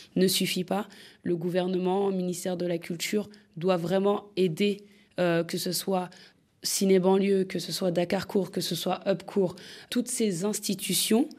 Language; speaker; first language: French; native; French